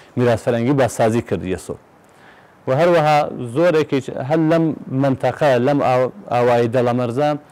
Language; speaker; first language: Central Kurdish; non-native, local second language; Gurani